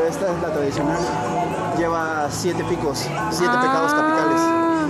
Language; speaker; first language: Spanish; native; Spanish